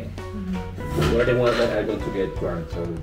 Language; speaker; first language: English; non-native, fluent; Spanish